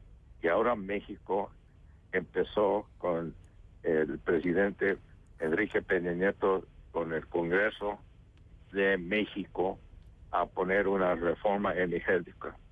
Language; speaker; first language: Spanish; early bilingual, heritage; Spanish